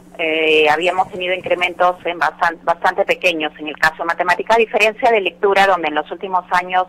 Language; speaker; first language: Spanish; native; Spanish